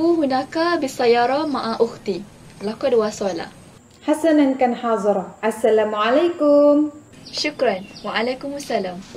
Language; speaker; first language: Arabic; non-native, learner; Malay